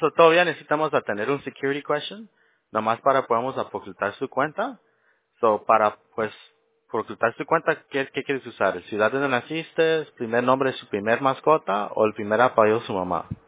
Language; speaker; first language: Spanish; early bilingual, heritage; Spanish